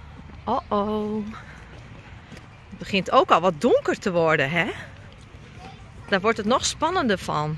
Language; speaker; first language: Dutch; native; Dutch